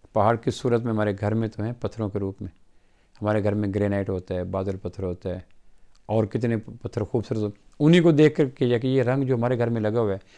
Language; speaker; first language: Urdu; native; Urdu